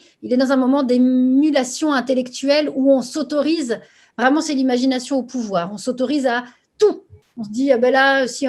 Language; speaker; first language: French; native; French